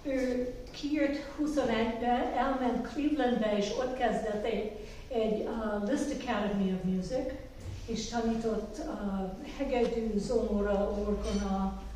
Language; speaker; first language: Hungarian; early bilingual, heritage; Hungarian